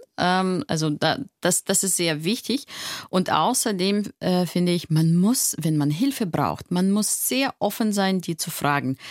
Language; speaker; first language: German; non-native, fluent; Russian